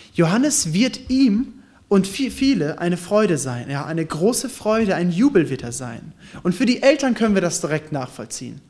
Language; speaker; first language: German; native; German